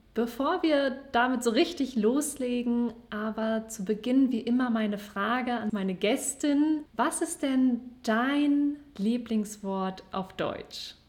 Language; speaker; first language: German; native; German